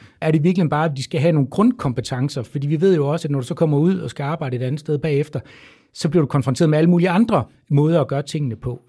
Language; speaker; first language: Danish; native; Danish